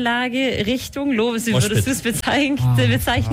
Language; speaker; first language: German; native; German